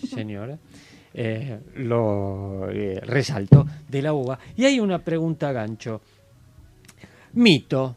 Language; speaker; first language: Spanish; native; Spanish